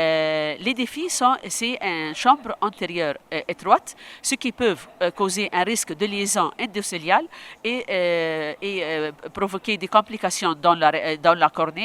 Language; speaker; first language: French; non-native, local second language; Arabic